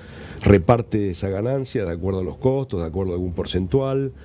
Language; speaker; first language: Spanish; native; Spanish